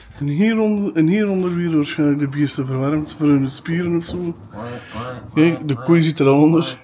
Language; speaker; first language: Dutch; native; Dutch